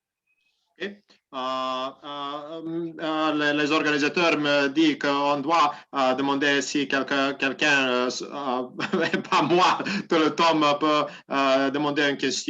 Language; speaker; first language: French; non-native, learner; Serbian